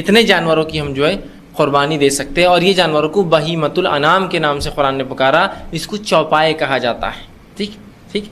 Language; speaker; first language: Urdu; native; Urdu